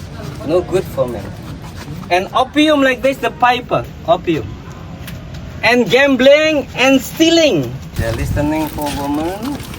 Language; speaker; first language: English; non-native, learner; Indonesian